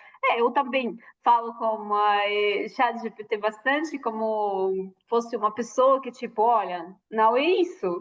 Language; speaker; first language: Portuguese; non-native, fluent; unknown